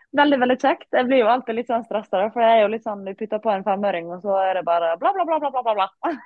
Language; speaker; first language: Norwegian; native; Norwegian